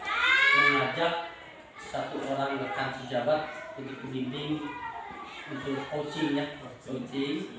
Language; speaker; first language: Indonesian; native; Indonesian